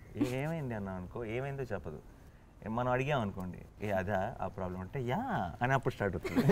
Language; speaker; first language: Telugu; native; Telugu